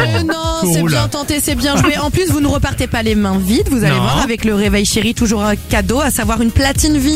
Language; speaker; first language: French; native; French